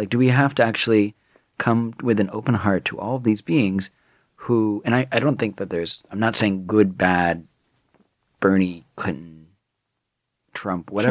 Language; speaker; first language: English; native; English